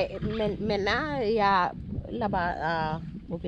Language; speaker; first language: French; non-native, learner; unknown